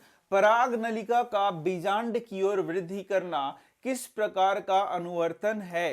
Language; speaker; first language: Hindi; native; Hindi